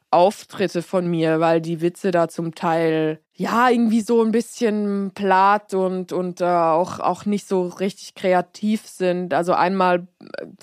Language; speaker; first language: German; native; German